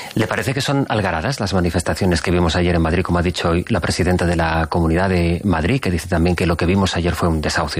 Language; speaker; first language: Spanish; native; Spanish